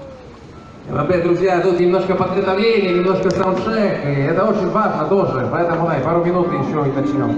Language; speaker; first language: Russian; non-native, fluent; Italian